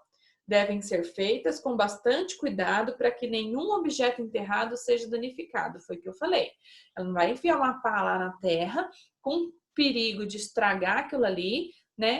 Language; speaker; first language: Portuguese; native; Portuguese